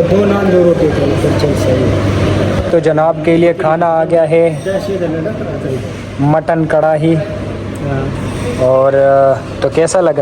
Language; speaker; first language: Hindi; non-native, local second language; Pashto